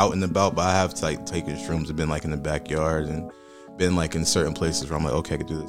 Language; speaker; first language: English; native; English